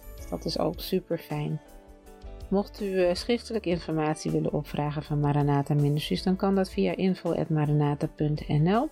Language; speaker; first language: Dutch; native; Dutch